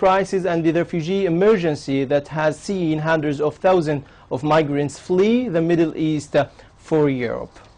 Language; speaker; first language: English; non-native, local second language; Arabic